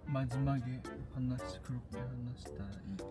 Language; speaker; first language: Korean; non-native, learner; Japanese